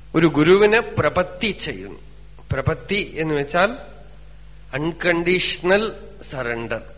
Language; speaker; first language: Malayalam; non-native, local second language; Tamil